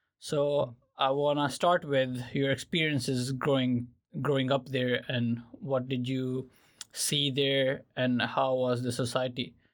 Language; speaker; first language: English; non-native, fluent; Urdu